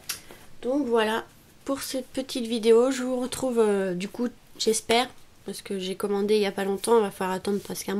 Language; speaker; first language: French; native; French